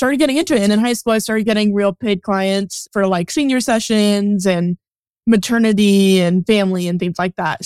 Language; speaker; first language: English; native; English